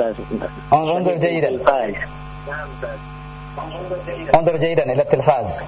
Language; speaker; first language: Arabic; non-native, fluent; Indonesian